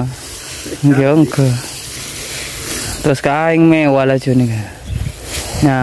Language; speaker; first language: Indonesian; non-native, local second language; Madurese